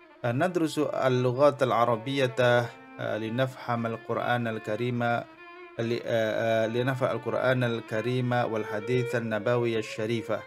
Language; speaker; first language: Arabic; non-native, fluent; Indonesian